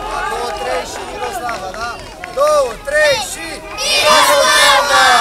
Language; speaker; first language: Romanian; native; Romanian